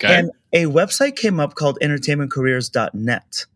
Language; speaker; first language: English; early bilingual, other home language; Persian